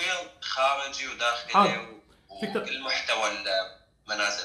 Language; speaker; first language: Arabic; native; Arabic